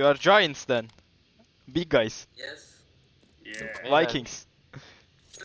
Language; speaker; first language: English; non-native, learner; Turkish